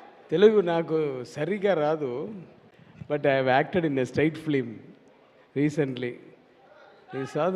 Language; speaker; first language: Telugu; non-native, learner; Tamil